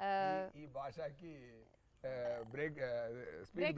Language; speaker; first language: Telugu; non-native, fluent; Tamil